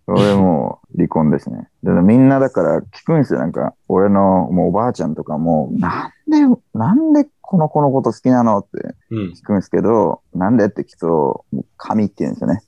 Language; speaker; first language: Japanese; native; Japanese